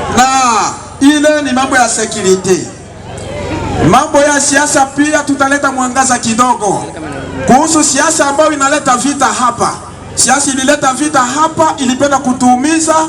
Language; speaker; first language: Swahili; native; Swahili